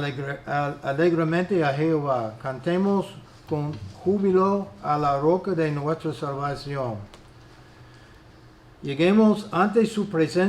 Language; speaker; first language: Spanish; non-native, fluent; English